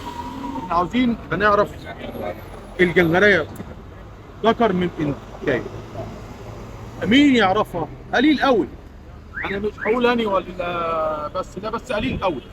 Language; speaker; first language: Arabic; native; Arabic